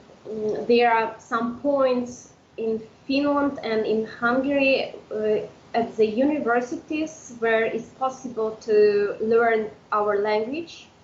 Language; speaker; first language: English; non-native, fluent; Udmurt